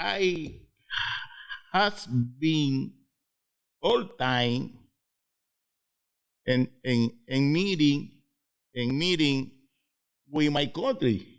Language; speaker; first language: English; non-native, learner; Spanish